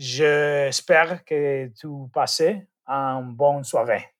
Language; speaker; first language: French; non-native, learner; Spanish